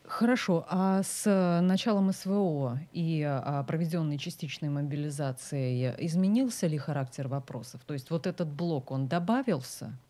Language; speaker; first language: Russian; native; Russian